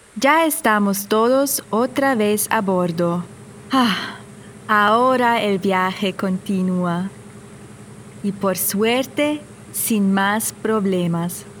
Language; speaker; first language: Spanish; non-native, fluent; German